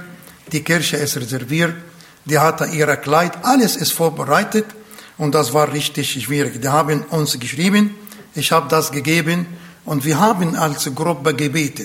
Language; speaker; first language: German; non-native, fluent; Arabic